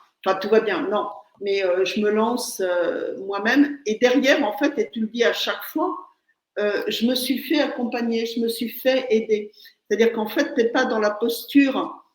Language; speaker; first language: French; native; French